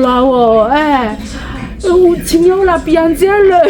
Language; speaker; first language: Italian; non-native, learner; Chinese